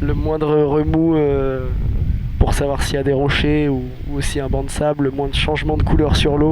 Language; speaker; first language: French; native; French